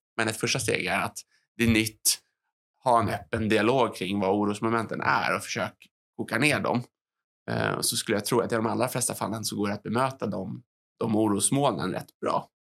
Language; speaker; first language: Swedish; native; Swedish